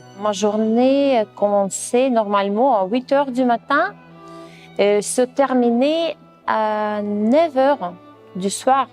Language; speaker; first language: French; non-native, fluent; Russian